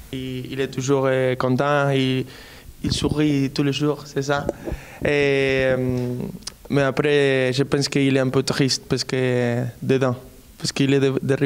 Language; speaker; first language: French; non-native, fluent; Spanish